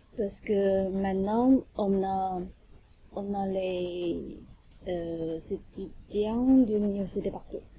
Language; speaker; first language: French; non-native, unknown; Chinese